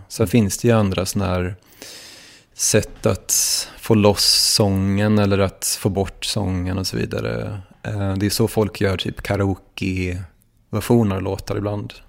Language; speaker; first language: Swedish; native; Swedish